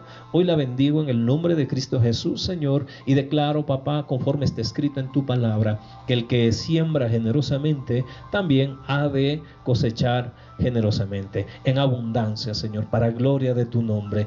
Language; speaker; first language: Spanish; native; Spanish